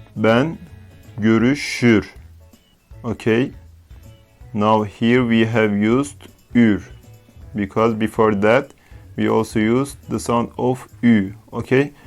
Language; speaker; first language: English; non-native, fluent; Turkish